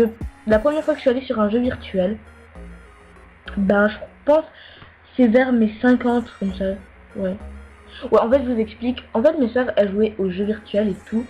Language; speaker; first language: French; native; French